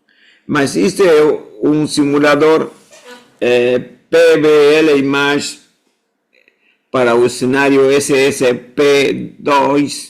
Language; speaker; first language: Portuguese; non-native, fluent; Spanish